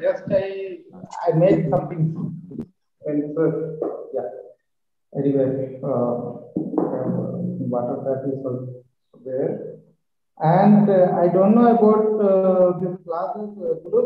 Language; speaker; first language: English; non-native, learner; Malayalam